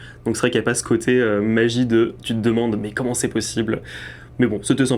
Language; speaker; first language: French; native; French